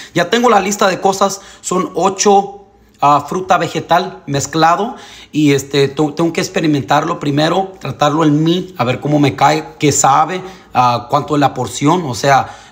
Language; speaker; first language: Spanish; early bilingual, heritage; Spanish